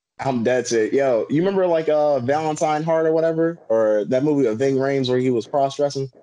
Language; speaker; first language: English; native; English